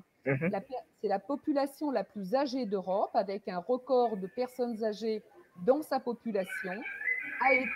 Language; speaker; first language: French; native; French